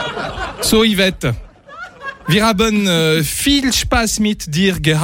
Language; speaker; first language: German; non-native, learner; French